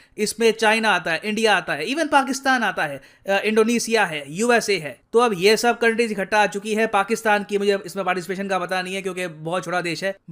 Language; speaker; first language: Hindi; native; Hindi